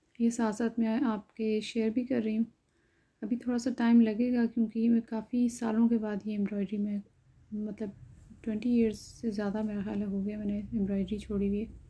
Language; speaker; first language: Urdu; native; Urdu